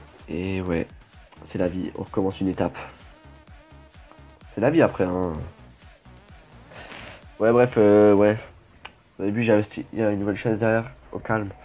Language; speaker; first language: French; native; French